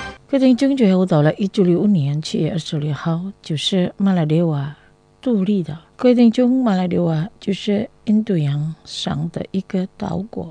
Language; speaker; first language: Chinese; non-native, fluent; Indonesian